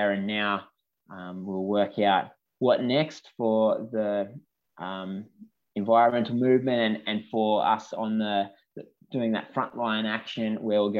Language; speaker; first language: English; native; English